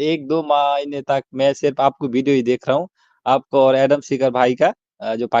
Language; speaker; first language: Hindi; non-native, learner; Bangla